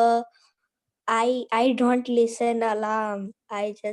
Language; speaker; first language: English; non-native, learner; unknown